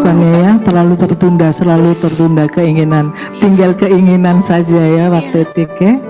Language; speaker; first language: Indonesian; native; Indonesian